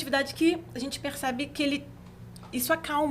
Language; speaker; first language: Portuguese; native; Portuguese